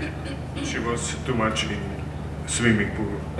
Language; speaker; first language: English; non-native, learner; Serbian